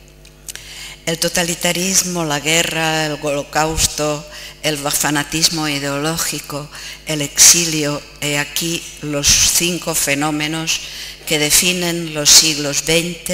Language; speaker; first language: Spanish; non-native, fluent; Czech